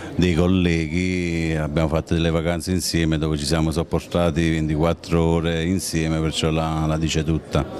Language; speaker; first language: Italian; native; Italian